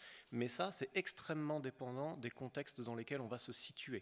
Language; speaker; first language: French; native; French